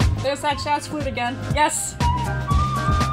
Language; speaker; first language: English; native; English